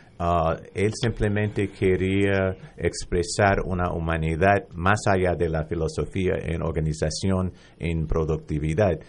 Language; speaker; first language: Spanish; non-native, fluent; English